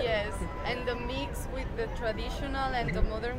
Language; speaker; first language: English; non-native, fluent; Spanish